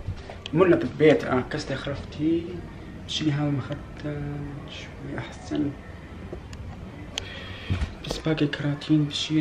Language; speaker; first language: Arabic; non-native, learner; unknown